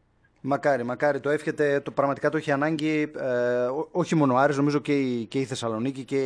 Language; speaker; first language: Greek; native; Greek